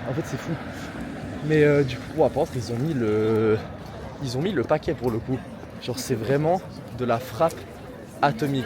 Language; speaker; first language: French; native; French